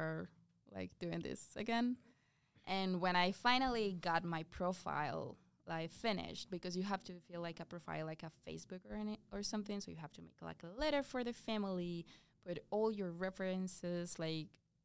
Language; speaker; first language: English; non-native, fluent; Spanish